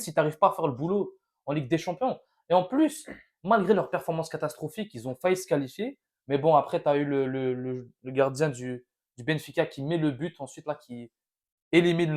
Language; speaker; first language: French; native; French